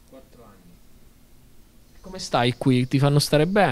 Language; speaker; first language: Italian; native; Italian